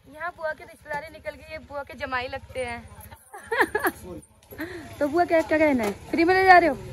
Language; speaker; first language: Hindi; native; Hindi